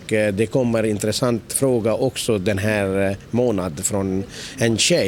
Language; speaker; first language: Swedish; non-native, learner; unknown